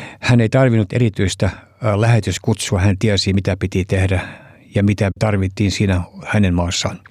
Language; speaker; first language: Finnish; early bilingual, heritage; Finnish